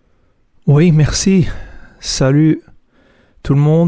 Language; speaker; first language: French; non-native, fluent; English